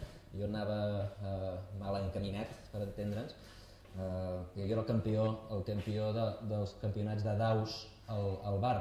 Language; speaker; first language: Catalan; native; Catalan